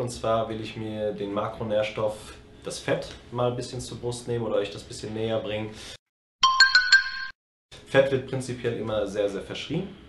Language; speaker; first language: German; native; German